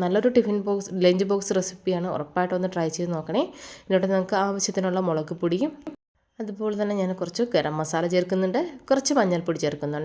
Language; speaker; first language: Malayalam; native; Malayalam